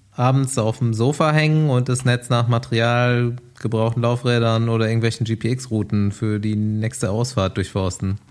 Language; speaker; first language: German; native; German